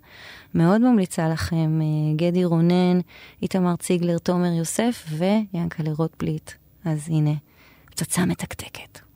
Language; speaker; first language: Hebrew; native; Hebrew